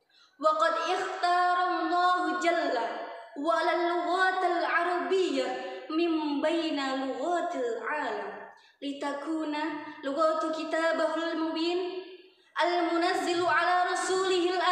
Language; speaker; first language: Arabic; non-native, fluent; Indonesian